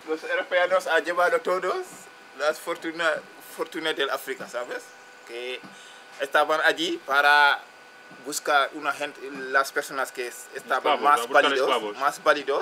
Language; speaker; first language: Spanish; non-native, learner; Wolof